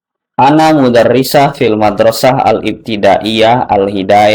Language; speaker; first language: Arabic; non-native, fluent; Indonesian